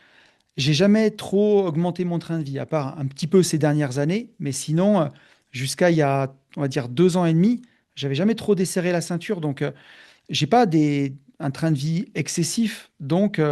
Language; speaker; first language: French; native; French